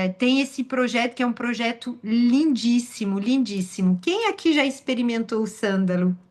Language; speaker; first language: Portuguese; non-native, fluent; French